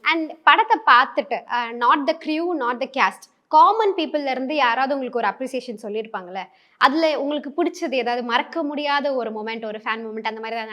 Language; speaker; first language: Tamil; native; Tamil